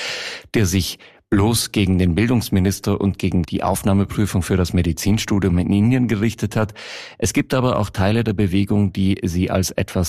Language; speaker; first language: German; native; German